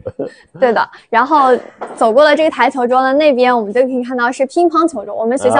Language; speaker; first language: Chinese; native; Chinese